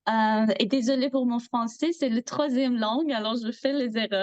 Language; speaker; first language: French; non-native, learner; Persian